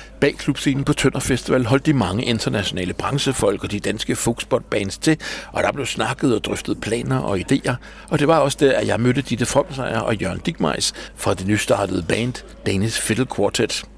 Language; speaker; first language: Danish; native; Danish